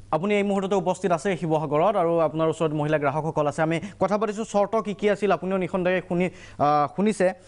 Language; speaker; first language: Assamese; native; Assamese